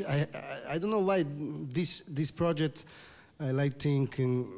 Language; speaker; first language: English; non-native, learner; Italian